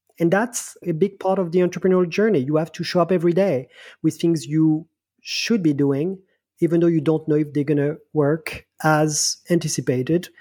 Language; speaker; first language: English; non-native, fluent; French